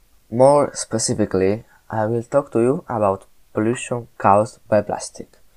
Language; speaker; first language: English; non-native, learner; Italian